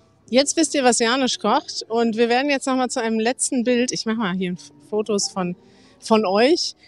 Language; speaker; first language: German; native; German